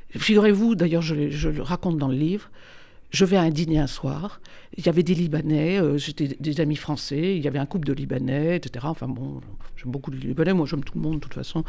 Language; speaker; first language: French; native; French